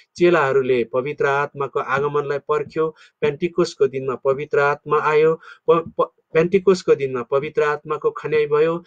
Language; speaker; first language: Nepali; non-native, local second language; Limbu